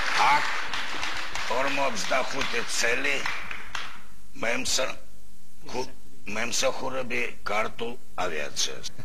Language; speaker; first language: Georgian; non-native, learner; Russian